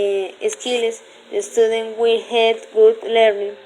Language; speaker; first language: English; non-native, learner; Spanish